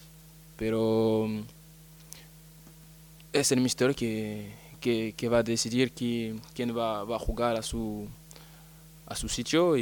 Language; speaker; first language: Spanish; non-native, learner; French